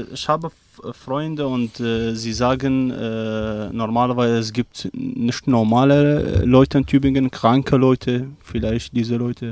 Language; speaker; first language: German; non-native, learner; Arabic